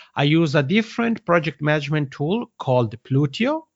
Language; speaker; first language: English; non-native, fluent; Italian